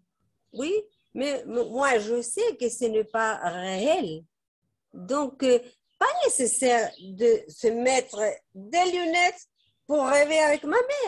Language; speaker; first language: French; non-native, fluent; Spanish